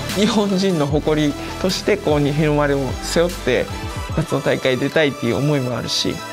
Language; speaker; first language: Japanese; early bilingual, other home language; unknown